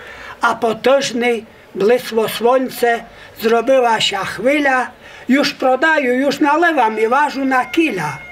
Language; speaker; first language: Polish; non-native, local second language; Rusyn